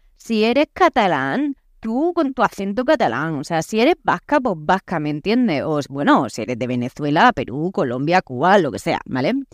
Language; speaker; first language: Spanish; native; Spanish